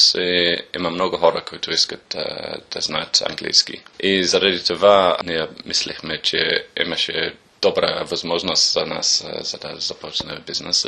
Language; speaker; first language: Bulgarian; non-native, learner; English